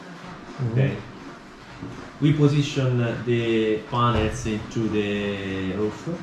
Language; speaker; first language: English; non-native, learner; Italian